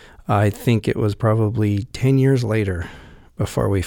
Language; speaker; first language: English; native; English